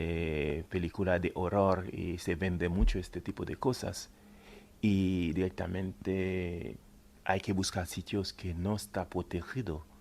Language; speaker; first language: Spanish; non-native, fluent; Haitian Creole